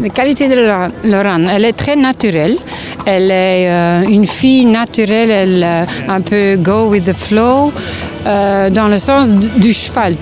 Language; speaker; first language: French; non-native, local second language; Dutch